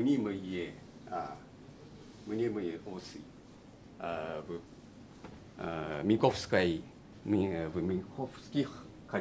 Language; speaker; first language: Russian; non-native, learner; Japanese